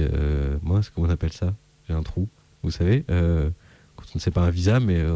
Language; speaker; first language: French; native; French